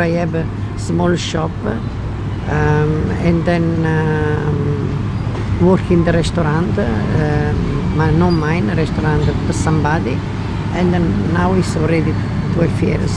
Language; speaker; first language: English; non-native, learner; Italian